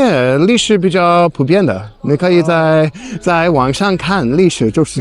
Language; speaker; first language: Chinese; non-native, fluent; English